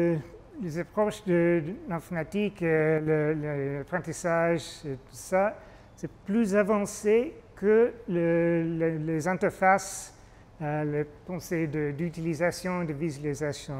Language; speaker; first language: French; non-native, fluent; English